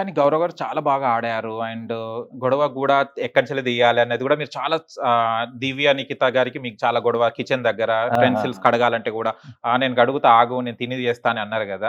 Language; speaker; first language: Telugu; native; Telugu